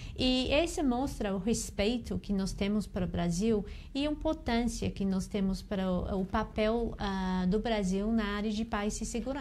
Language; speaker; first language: Portuguese; non-native, learner; English